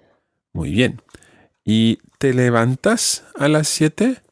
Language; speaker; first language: Spanish; non-native, fluent; English